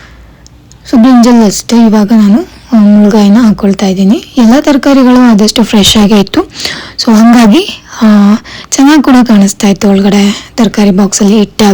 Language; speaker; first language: Kannada; native; Kannada